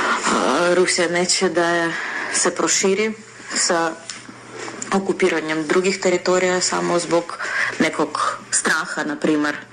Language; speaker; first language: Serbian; non-native, fluent; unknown